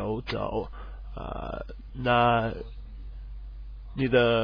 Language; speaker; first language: Chinese; non-native, learner; English